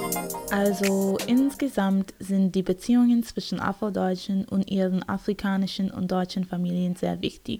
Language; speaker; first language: German; non-native, learner; English